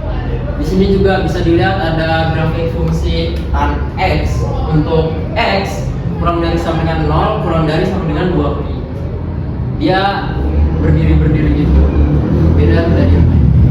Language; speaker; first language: Indonesian; native; Indonesian